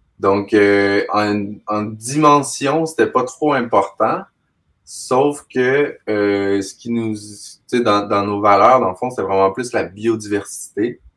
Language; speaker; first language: French; native; French